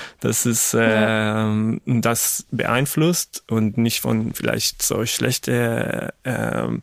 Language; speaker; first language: German; non-native, fluent; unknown